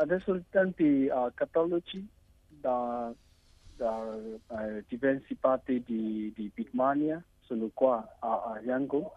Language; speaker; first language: Italian; non-native, learner; Burmese